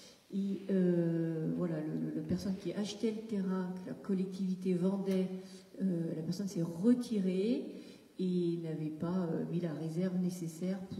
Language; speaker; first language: French; native; French